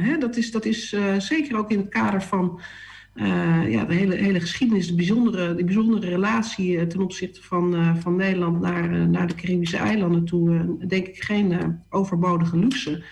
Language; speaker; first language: Dutch; native; Dutch